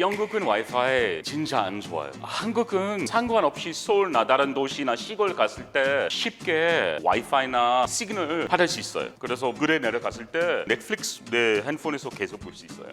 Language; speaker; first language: Korean; non-native, learner; English